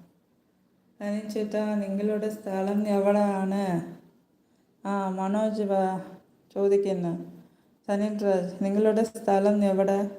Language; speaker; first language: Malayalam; non-native, learner; Tamil